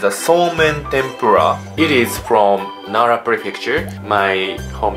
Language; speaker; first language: English; non-native, learner; Japanese